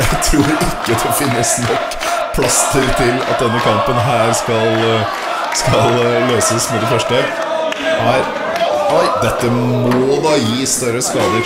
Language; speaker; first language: Norwegian; native; Norwegian